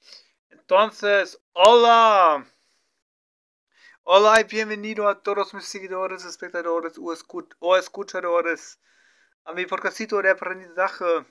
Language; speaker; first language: Spanish; non-native, learner; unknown